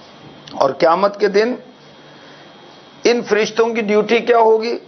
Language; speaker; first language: Urdu; native; Urdu